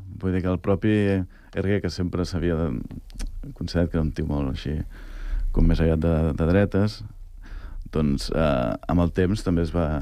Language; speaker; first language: Catalan; native; Catalan